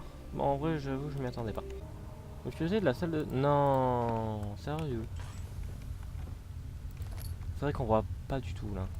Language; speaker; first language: French; native; French